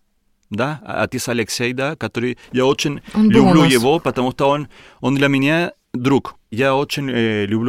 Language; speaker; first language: Russian; non-native, learner; Spanish